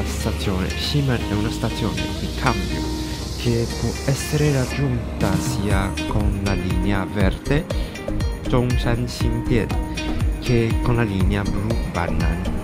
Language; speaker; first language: Italian; non-native, learner; Chinese